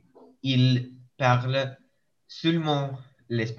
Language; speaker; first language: French; non-native, learner; English